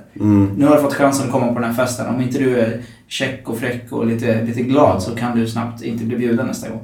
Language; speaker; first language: Swedish; native; Swedish